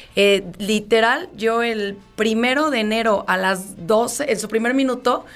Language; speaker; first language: Spanish; native; Spanish